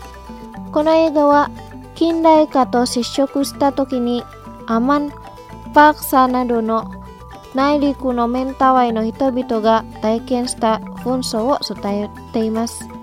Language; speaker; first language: Japanese; non-native, fluent; Indonesian